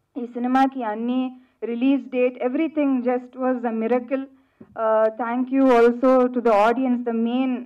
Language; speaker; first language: Telugu; non-native, fluent; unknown